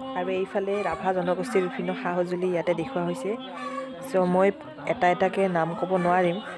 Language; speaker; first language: Assamese; non-native, local second language; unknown